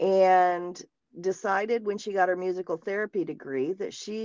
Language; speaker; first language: English; native; English